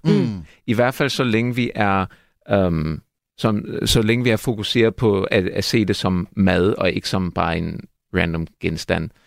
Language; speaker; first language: Danish; non-native, fluent; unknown